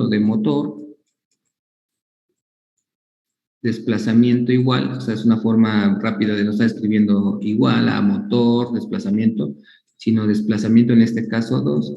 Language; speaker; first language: Spanish; native; Spanish